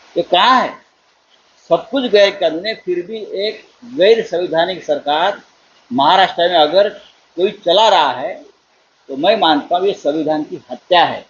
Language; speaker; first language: Hindi; non-native, local second language; Marathi